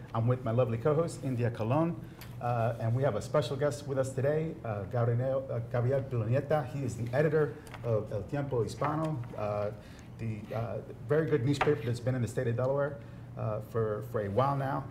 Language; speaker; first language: English; native; English